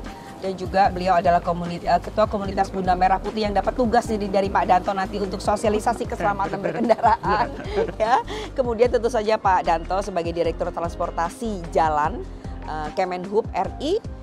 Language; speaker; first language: Indonesian; native; Indonesian